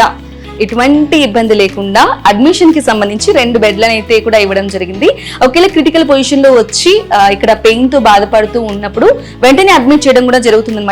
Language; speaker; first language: Telugu; native; Telugu